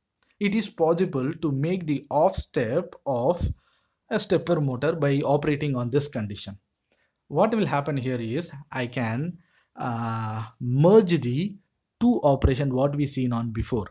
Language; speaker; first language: English; non-native, local second language; Tamil